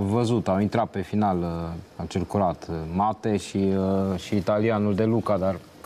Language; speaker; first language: Romanian; native; Romanian